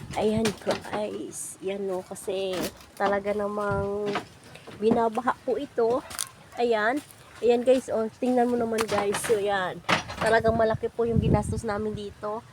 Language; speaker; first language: Filipino; non-native, local second language; Hiligaynon